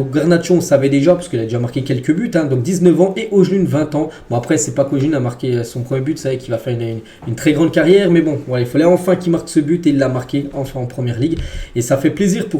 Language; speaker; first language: French; native; French